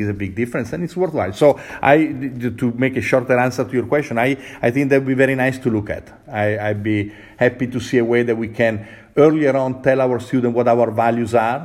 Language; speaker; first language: English; non-native, fluent; Italian